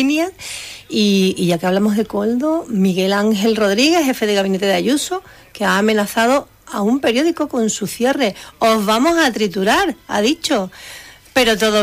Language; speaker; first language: Spanish; native; Spanish